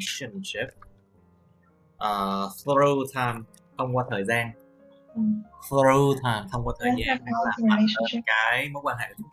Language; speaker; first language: Vietnamese; native; Vietnamese